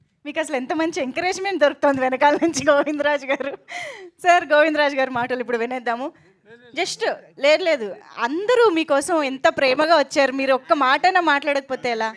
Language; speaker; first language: Telugu; native; Telugu